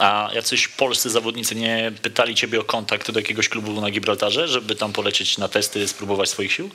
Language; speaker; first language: Polish; native; Polish